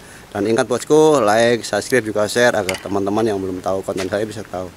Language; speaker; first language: Indonesian; native; Indonesian